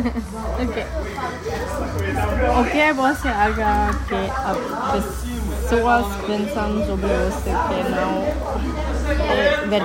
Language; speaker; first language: Portuguese; non-native, learner; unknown